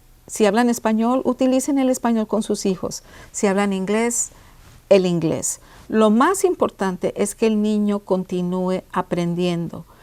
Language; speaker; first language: Spanish; early bilingual, heritage; Spanish